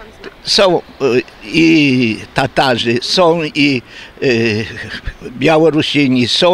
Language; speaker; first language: Polish; non-native, local second language; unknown